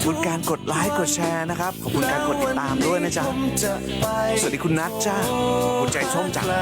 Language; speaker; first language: Thai; native; Thai